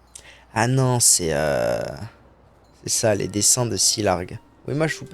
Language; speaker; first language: French; native; French